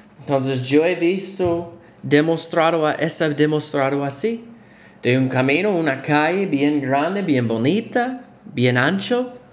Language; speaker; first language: Spanish; non-native, fluent; English